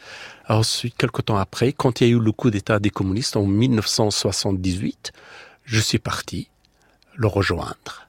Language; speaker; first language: French; non-native, fluent; Persian